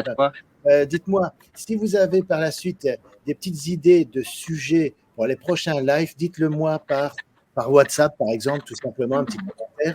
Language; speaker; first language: French; native; French